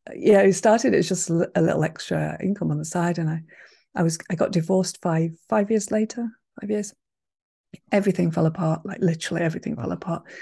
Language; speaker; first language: English; native; English